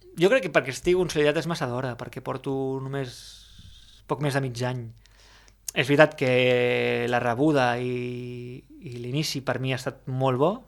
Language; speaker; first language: Catalan; native; Catalan